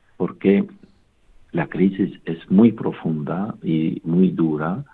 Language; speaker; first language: Spanish; non-native, fluent; Arabic